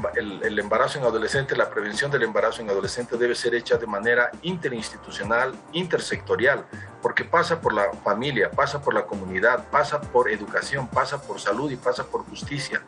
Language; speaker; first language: Spanish; native; Spanish